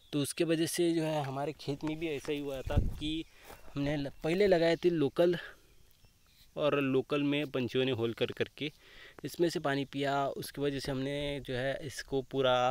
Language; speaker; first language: Hindi; non-native, local second language; Marathi